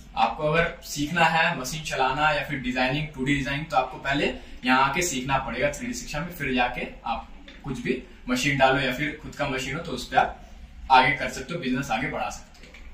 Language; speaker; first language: Hindi; native; Hindi